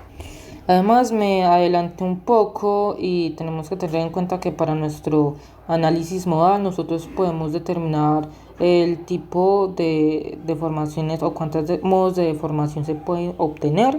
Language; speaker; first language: Spanish; native; Spanish